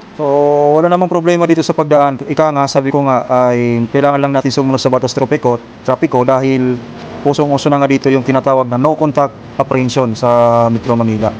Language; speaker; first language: Filipino; non-native, local second language; Waray